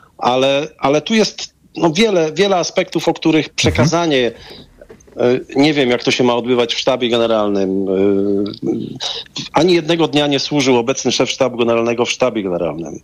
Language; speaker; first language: Polish; native; Polish